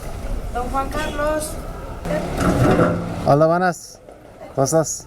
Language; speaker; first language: Spanish; non-native, learner; English